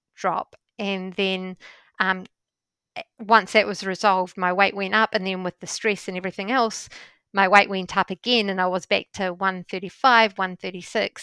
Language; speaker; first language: English; native; English